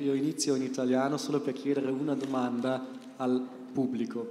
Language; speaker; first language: Italian; non-native, learner; German